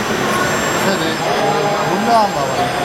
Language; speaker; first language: German; native; German